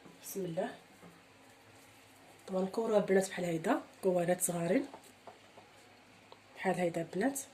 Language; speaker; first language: Arabic; native; Arabic